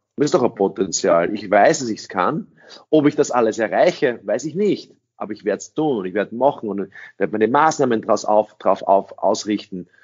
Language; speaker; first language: German; early bilingual, other home language; English